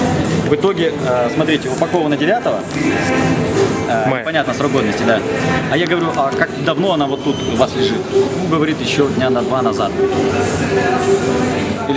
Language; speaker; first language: Russian; native; Russian